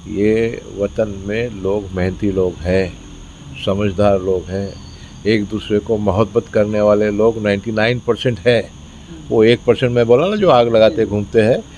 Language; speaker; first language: Hindi; native; Hindi